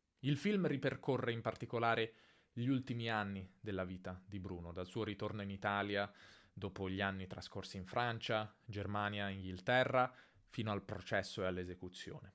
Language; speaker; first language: Italian; native; Italian